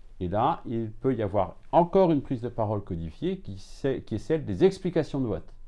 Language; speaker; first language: French; native; French